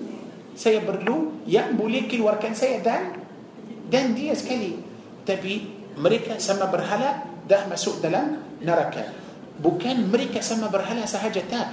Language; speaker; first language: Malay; non-native, fluent; Arabic